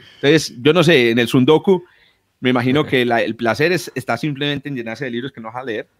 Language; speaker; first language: Spanish; native; Spanish